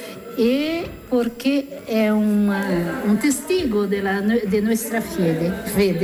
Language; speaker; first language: Spanish; non-native, learner; Italian